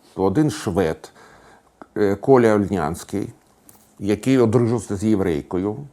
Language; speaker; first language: Ukrainian; non-native, local second language; Russian